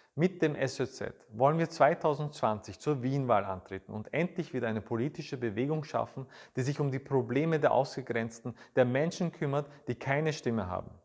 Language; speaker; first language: German; early bilingual, other home language; Turkish